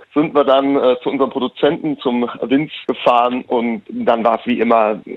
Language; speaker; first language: German; native; German